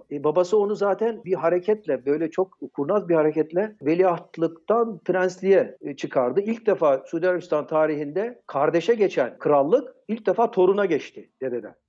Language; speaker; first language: Turkish; early bilingual, heritage; Turkish